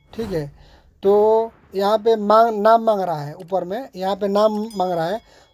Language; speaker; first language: Hindi; native; Hindi